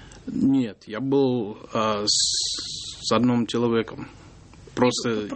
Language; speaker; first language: Russian; non-native, learner; English